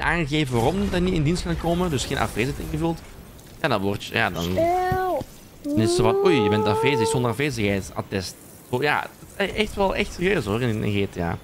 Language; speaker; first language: Dutch; native; Dutch